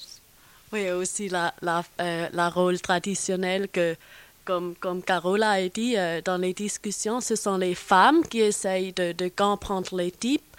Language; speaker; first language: French; non-native, fluent; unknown